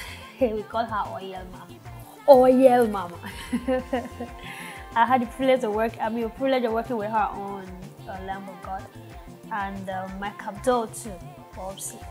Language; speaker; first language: English; non-native, local second language; Yoruba